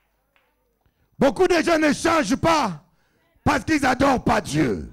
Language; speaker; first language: French; non-native, local second language; Lingala